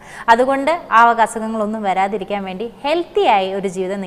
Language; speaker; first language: Malayalam; native; Malayalam